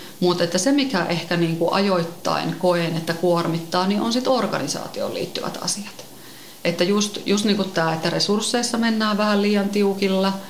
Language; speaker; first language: Finnish; native; Finnish